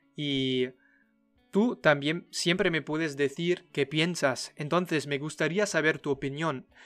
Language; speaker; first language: Spanish; non-native, fluent; German